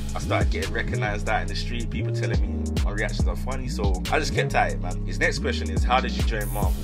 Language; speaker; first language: English; native; English